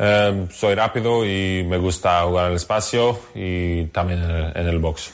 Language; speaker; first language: Spanish; non-native, learner; Norwegian